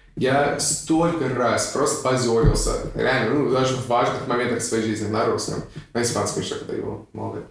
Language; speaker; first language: Russian; non-native, fluent; English